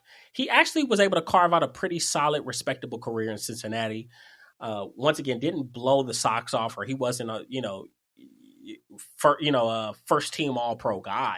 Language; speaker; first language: English; native; English